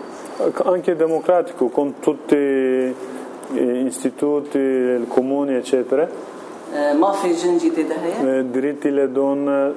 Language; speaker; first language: Italian; non-native, learner; Kurdish